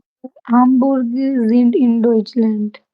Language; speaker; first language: German; non-native, learner; Urdu